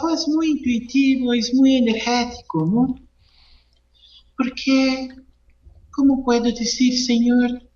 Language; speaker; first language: Spanish; non-native, fluent; Portuguese